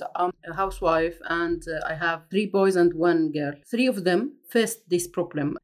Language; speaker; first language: English; non-native, fluent; Arabic